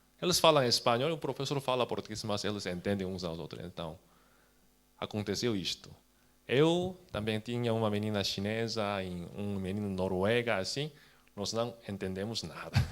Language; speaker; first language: Portuguese; non-native, fluent; Korean